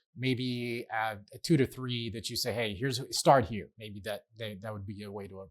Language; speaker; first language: English; native; English